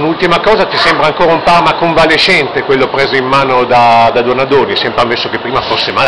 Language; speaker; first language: Italian; native; Italian